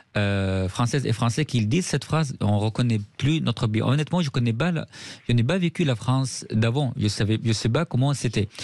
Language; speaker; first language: French; non-native, fluent; Arabic